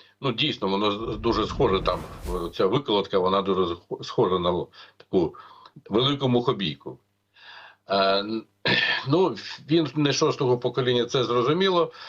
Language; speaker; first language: Ukrainian; non-native, local second language; Russian